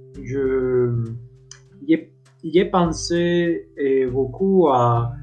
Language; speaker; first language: French; non-native, learner; Spanish